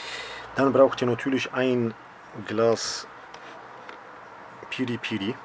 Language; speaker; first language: German; early bilingual, other home language; Polish